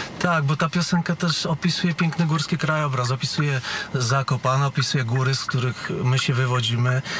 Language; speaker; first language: Polish; native; Polish